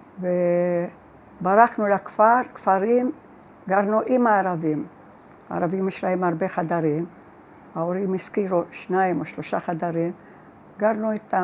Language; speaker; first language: Hebrew; non-native, fluent; Arabic